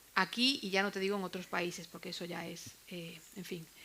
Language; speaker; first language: Spanish; native; Spanish